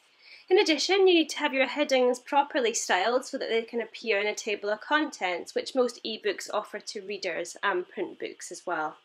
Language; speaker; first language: English; native; English